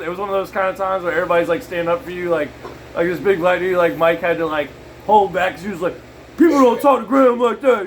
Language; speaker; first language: English; native; English